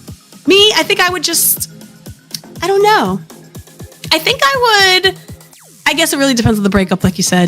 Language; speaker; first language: English; native; English